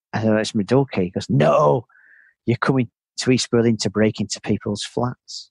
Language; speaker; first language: English; native; English